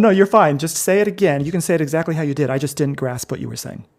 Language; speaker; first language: English; native; English